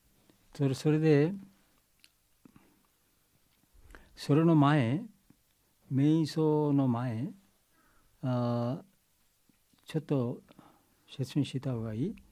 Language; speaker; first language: Japanese; non-native, learner; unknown